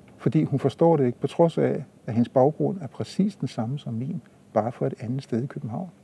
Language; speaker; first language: Danish; native; Danish